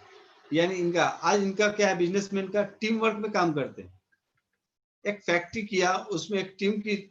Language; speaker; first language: Hindi; native; Hindi